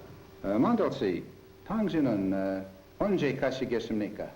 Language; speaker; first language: Korean; non-native, learner; English